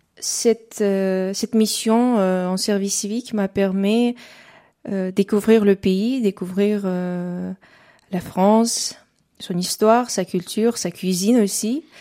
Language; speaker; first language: French; non-native, fluent; Uzbek